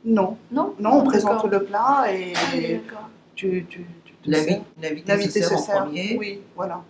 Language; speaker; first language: French; non-native, fluent; Vietnamese